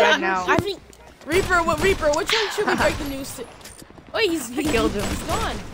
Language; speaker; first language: English; native; English